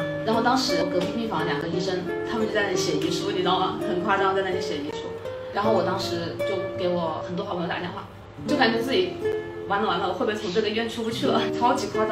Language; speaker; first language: Chinese; native; Chinese